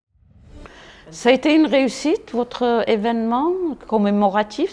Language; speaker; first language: French; non-native, local second language; Arabic